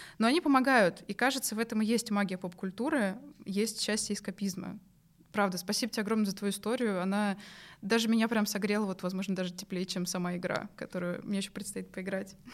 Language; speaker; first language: Russian; native; Russian